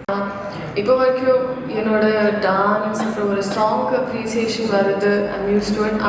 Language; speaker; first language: Tamil; non-native, fluent; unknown